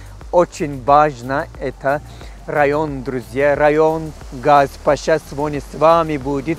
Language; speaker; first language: Russian; non-native, fluent; Turkish